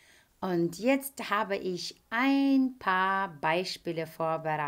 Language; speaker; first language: German; non-native, fluent; Ukrainian